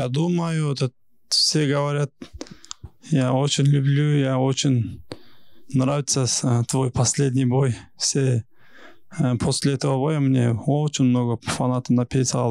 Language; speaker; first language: Russian; non-native, local second language; Kyrgyz